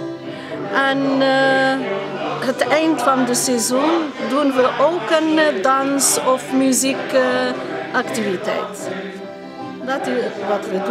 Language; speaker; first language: Dutch; non-native, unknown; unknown